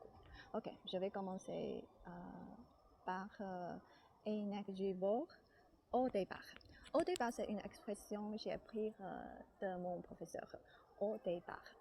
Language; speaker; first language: French; non-native, learner; Chinese